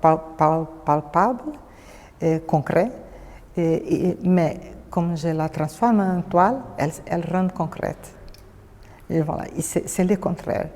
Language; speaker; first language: French; non-native, fluent; Portuguese